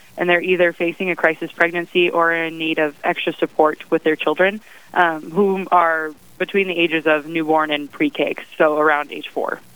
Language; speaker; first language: English; native; English